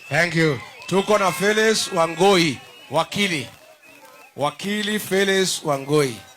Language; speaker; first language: Swahili; non-native, local second language; Kikuyu